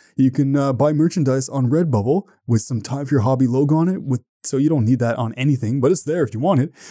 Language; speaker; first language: English; native; English